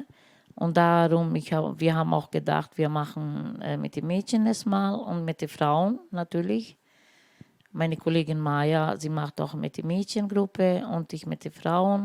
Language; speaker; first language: German; non-native, learner; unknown